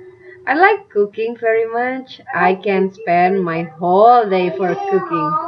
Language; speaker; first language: English; non-native, fluent; Indonesian